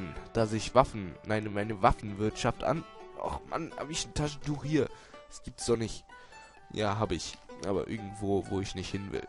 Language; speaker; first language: German; native; German